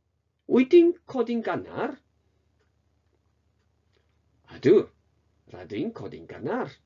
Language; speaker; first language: Welsh; non-native, fluent; Japanese